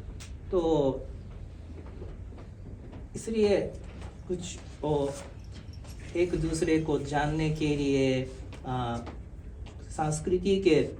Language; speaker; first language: Hindi; non-native, fluent; Japanese